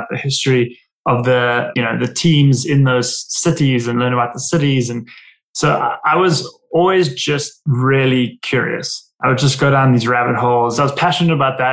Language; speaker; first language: English; native; English